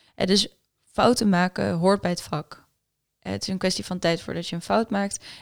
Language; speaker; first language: Dutch; early bilingual, other home language; Afrikaans